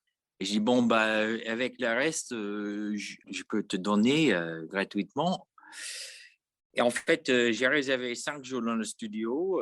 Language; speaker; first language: French; non-native, fluent; English